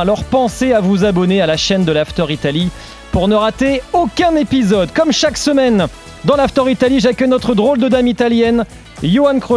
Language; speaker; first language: French; native; French